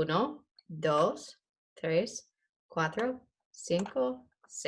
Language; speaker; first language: Spanish; non-native, fluent; English